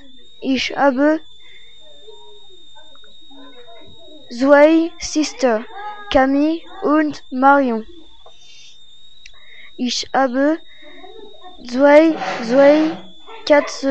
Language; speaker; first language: German; non-native, learner; French